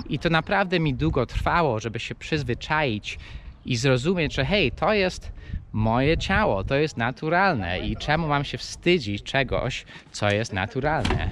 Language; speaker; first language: Polish; early bilingual, heritage; English